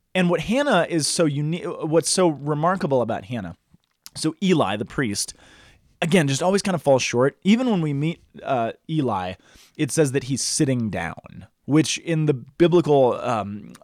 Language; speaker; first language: English; native; English